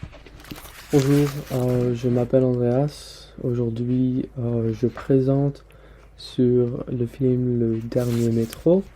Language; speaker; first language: French; non-native, learner; English